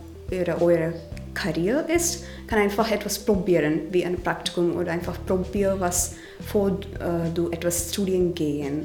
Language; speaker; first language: German; non-native, learner; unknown